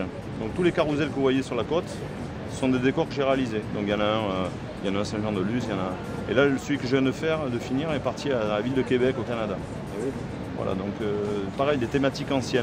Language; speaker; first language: French; native; French